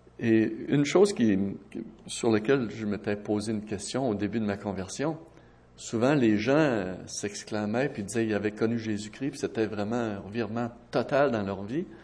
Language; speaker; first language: French; native; French